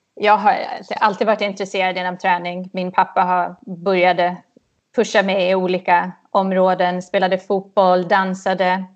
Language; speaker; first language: Swedish; native; Swedish